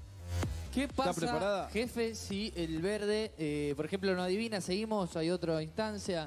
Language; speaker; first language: Spanish; native; Spanish